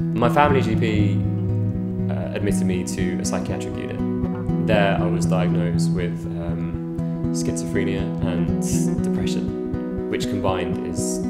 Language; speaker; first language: English; native; English